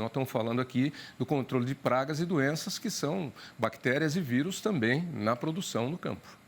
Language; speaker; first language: Portuguese; native; Portuguese